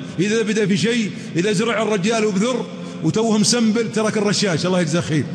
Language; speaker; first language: Arabic; native; Arabic